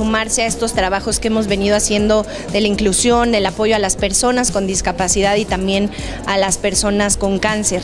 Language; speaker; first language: Spanish; native; Spanish